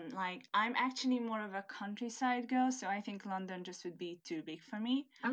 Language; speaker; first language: English; non-native, fluent; Hungarian